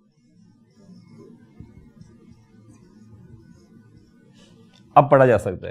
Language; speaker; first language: Urdu; native; Urdu